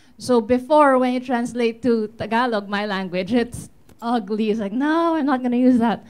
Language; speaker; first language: English; non-native, local second language; Filipino